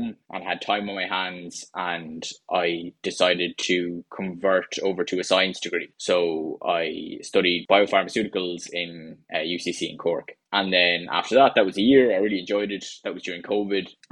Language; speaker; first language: English; native; English